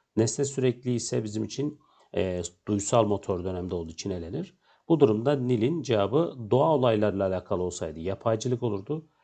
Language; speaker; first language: Turkish; native; Turkish